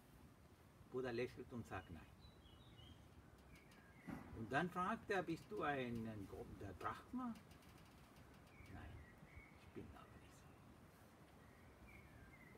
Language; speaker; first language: German; non-native, fluent; Sinhala